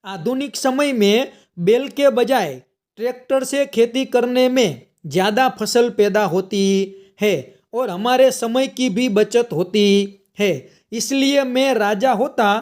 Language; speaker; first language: Hindi; non-native, local second language; Gujarati